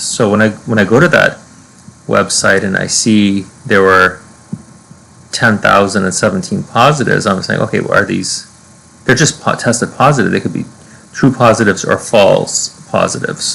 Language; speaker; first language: English; native; English